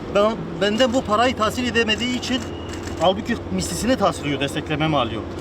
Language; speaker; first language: Turkish; native; Turkish